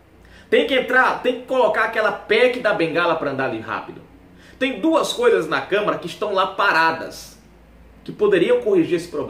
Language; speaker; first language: Portuguese; native; Portuguese